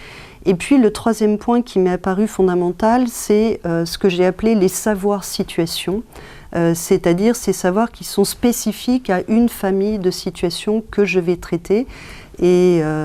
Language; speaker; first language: French; native; French